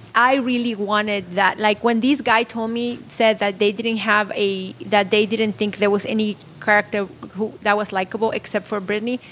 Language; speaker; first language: English; non-native, fluent; Spanish